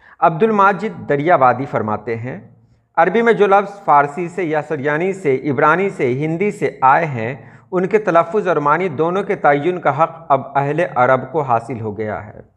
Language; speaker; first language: Urdu; native; Urdu